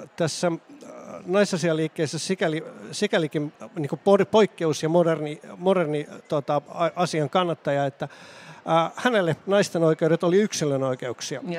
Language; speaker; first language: Finnish; native; Finnish